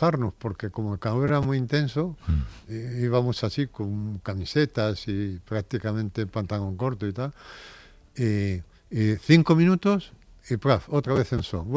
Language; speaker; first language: Spanish; native; Spanish